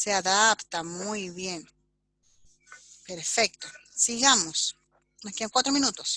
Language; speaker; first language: Spanish; native; Spanish